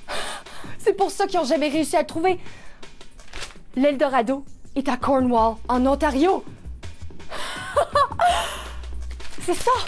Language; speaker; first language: French; native; French